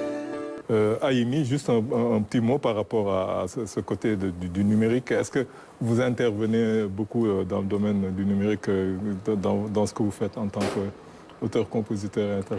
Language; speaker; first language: French; non-native, local second language; Wolof